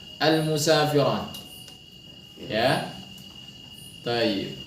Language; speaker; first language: Arabic; non-native, fluent; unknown